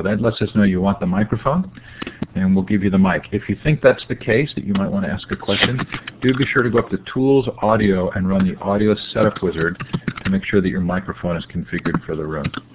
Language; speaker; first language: English; native; English